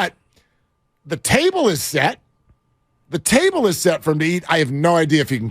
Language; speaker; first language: English; native; English